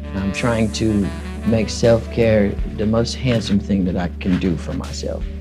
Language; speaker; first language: English; native; English